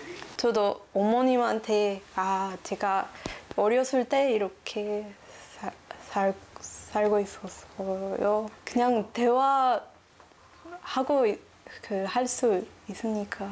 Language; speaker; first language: Korean; non-native, learner; Spanish